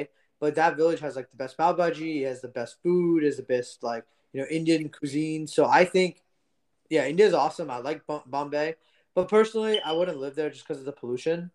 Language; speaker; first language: English; early bilingual, other home language; Gujarati